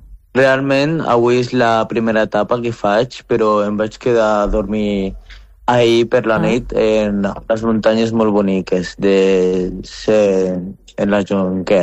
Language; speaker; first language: Catalan; non-native, fluent; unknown